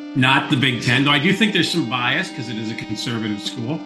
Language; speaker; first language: English; native; English